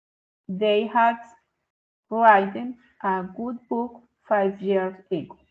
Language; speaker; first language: English; non-native, fluent; Spanish